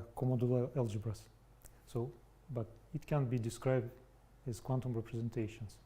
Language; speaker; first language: English; non-native, fluent; Russian